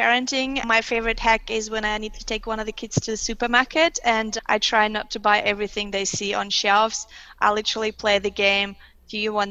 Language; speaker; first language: English; non-native, fluent; Russian